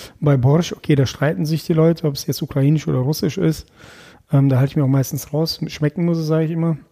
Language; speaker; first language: German; early bilingual, other home language; Russian